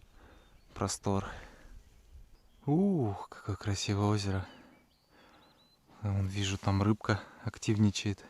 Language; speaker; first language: Russian; native; Russian